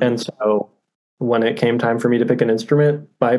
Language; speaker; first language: English; native; English